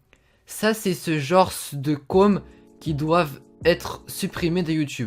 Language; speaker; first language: French; native; French